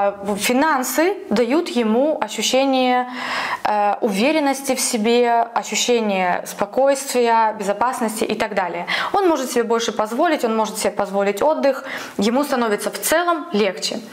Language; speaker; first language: Russian; native; Russian